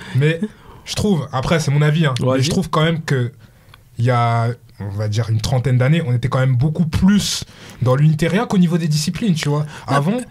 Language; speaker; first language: French; native; French